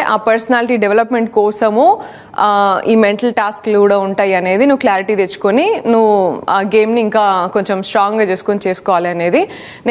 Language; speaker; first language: Telugu; native; Telugu